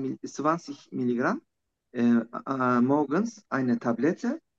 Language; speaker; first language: German; non-native, learner; Turkish